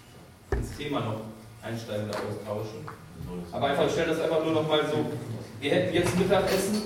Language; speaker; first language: German; native; German